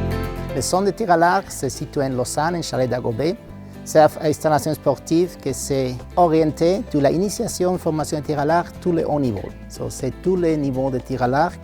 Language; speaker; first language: French; non-native, learner; Spanish